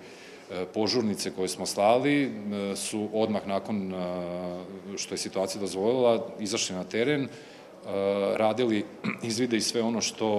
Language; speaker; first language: Croatian; native; Croatian